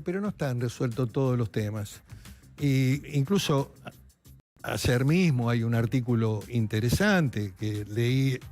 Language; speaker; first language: Spanish; native; Spanish